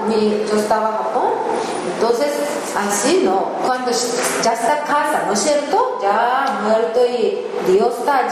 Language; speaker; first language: Spanish; non-native, learner; Japanese